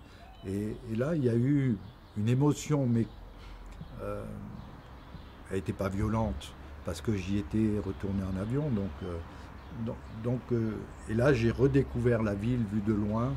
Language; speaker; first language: French; native; French